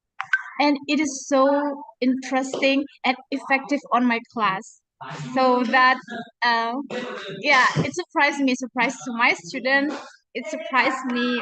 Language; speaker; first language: English; non-native, learner; Indonesian